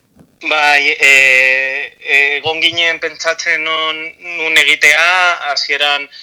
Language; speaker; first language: Basque; non-native, local second language; Spanish